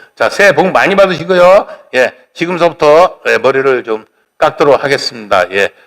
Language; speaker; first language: Korean; native; Korean